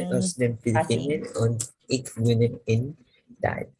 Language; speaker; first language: German; non-native, learner; Filipino